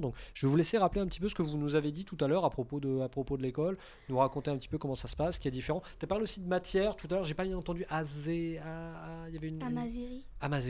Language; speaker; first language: French; native; French